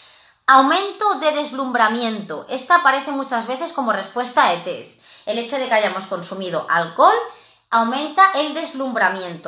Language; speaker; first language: Spanish; native; Spanish